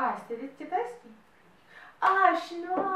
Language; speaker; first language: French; non-native, learner; Russian